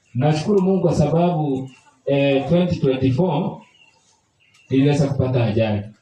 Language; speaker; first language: Swahili; native; Swahili